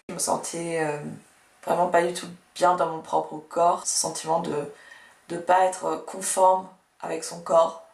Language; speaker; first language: French; early bilingual, other home language; Russian